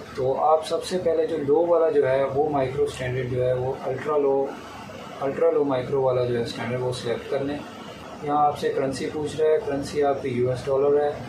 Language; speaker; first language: Urdu; non-native, local second language; Punjabi